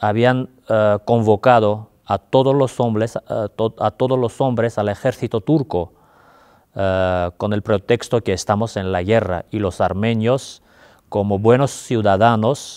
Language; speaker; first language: Spanish; non-native, fluent; Armenian